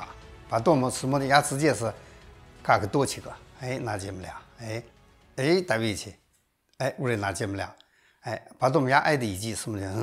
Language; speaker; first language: Russian; non-native, learner; Chinese